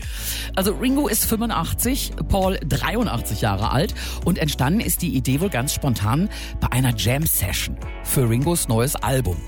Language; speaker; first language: German; native; German